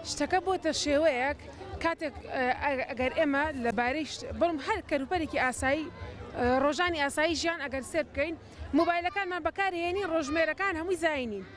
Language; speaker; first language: Central Kurdish; native; Central Kurdish